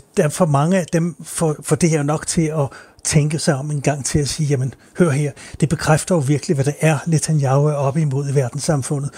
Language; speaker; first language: Danish; native; Danish